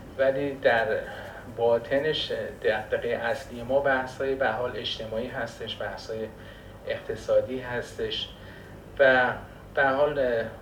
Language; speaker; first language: Persian; non-native, local second language; Baluchi